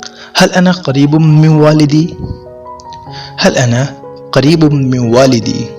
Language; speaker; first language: Arabic; non-native, fluent; Urdu